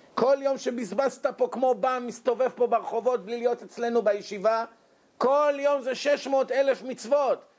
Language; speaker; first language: Hebrew; native; Hebrew